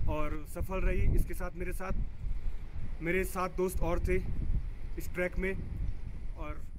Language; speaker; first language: Hindi; native; Hindi